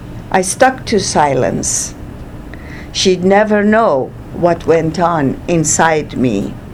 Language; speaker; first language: English; non-native, fluent; Persian